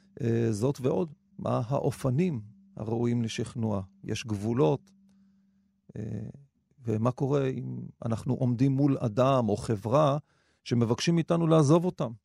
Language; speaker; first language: Hebrew; native; Hebrew